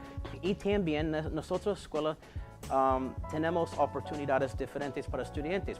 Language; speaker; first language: Spanish; non-native, learner; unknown